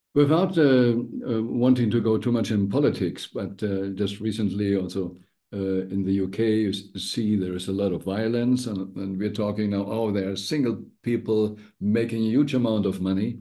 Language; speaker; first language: English; non-native, fluent; German